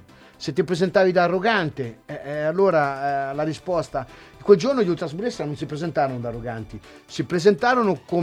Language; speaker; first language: Italian; native; Italian